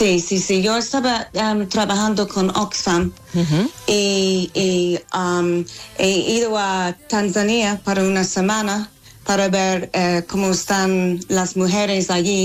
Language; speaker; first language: Spanish; non-native, fluent; English